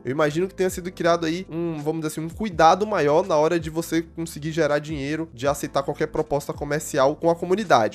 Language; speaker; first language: Portuguese; native; Portuguese